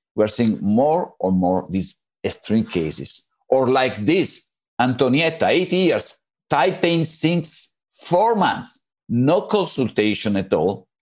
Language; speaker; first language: English; non-native, fluent; Italian